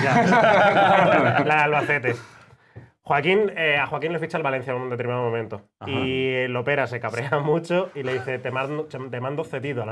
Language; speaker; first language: Spanish; native; Spanish